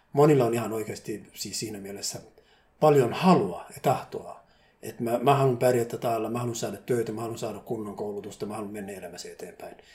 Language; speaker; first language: Finnish; non-native, fluent; Somali